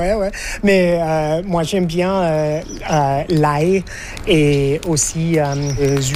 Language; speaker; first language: French; non-native, fluent; English